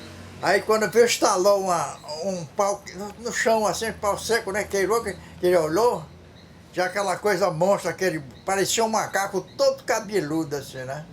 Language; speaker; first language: Portuguese; native; Portuguese